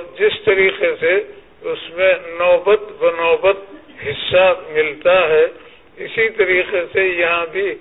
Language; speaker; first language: Urdu; native; Urdu